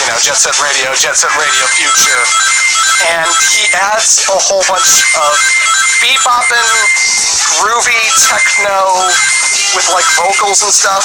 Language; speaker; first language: English; native; English